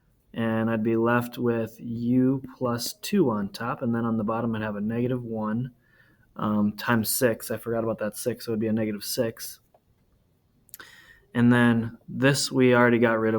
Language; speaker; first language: English; native; English